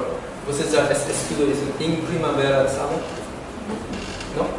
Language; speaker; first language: Portuguese; non-native, learner; Korean